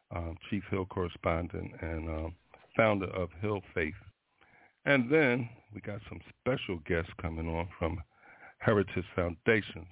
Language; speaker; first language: English; native; English